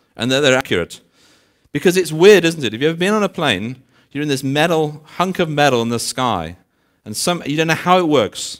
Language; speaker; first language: English; native; English